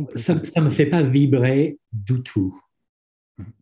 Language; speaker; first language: French; non-native, fluent; English